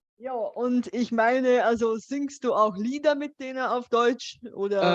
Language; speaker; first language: German; non-native, fluent; Bulgarian